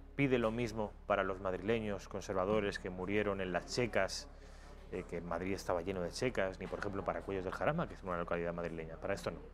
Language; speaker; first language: Spanish; native; Spanish